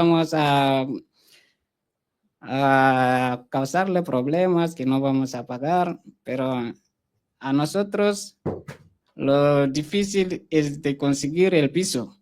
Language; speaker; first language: Spanish; non-native, fluent; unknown